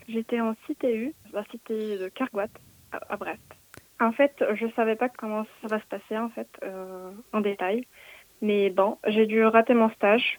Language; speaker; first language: French; non-native, local second language; Arabic